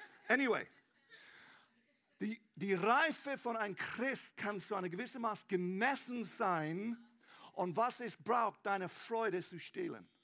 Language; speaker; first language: German; non-native, learner; English